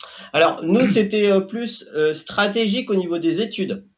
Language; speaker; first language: French; native; French